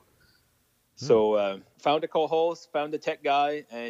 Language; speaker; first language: English; non-native, fluent; French